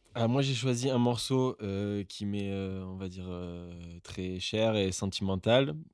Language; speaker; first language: French; native; French